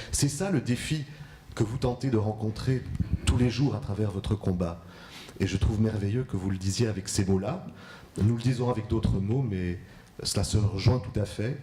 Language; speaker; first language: French; native; French